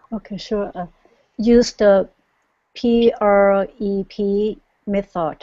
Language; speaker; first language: English; non-native, learner; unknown